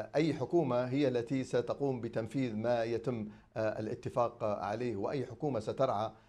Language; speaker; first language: Arabic; native; Arabic